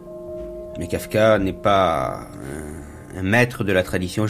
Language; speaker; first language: French; native; French